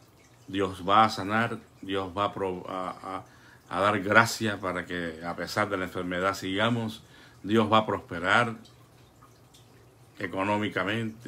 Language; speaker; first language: Spanish; native; Spanish